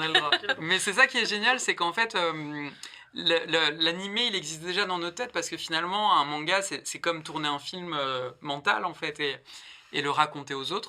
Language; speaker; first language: French; native; French